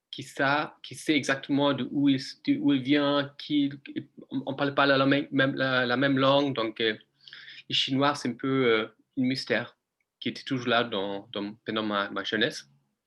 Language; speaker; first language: French; non-native, fluent; English